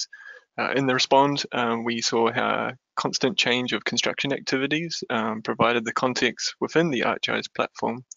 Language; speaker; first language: English; native; English